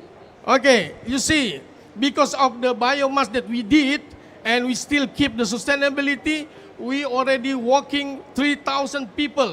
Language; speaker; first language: English; non-native, fluent; Indonesian